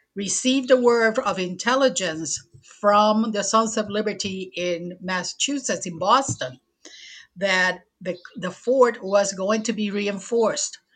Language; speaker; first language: English; non-native, fluent; Spanish